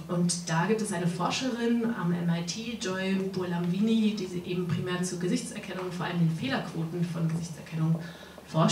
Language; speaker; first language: German; native; German